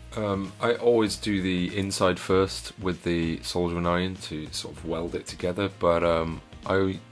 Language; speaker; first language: English; native; English